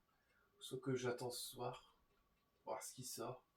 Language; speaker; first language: French; native; French